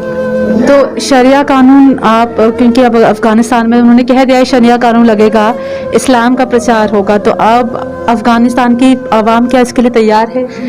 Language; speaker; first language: Hindi; native; Hindi